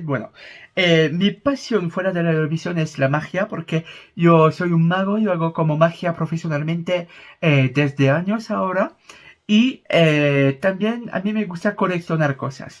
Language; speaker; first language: Spanish; non-native, fluent; French